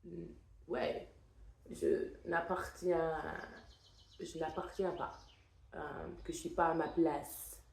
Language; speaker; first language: French; non-native, fluent; English